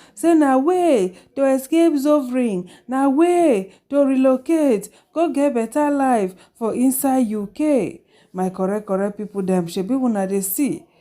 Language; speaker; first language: Nigerian Pidgin; non-native, local second language; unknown